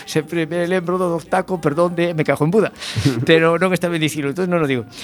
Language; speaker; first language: Galician; native; Galician